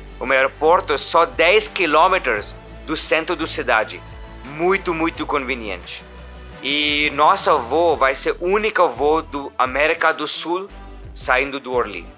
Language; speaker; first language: Portuguese; non-native, learner; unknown